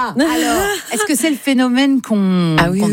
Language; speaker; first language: French; native; French